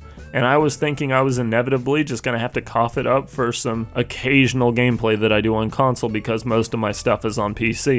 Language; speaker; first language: English; native; English